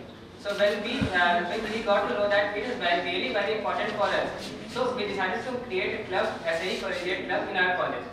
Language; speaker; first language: English; non-native, local second language; Hindi